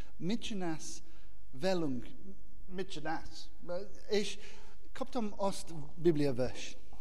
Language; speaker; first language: Hungarian; non-native, learner; English